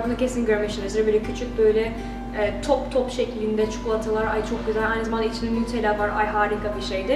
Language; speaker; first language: Turkish; early bilingual, heritage; Turkish